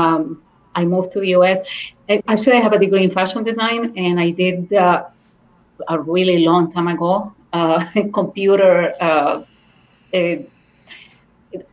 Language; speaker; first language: English; non-native, fluent; Spanish